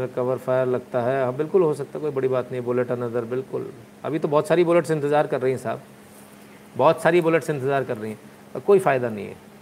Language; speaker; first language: Hindi; native; Hindi